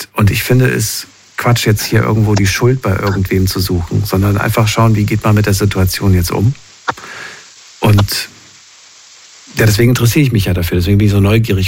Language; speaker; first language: German; native; German